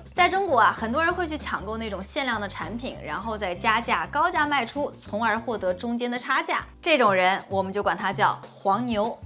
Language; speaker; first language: Chinese; native; Chinese